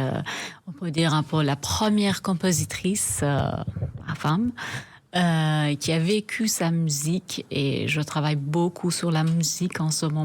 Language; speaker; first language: French; non-native, fluent; Persian